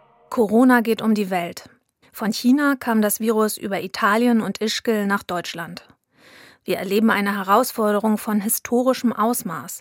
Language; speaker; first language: German; native; German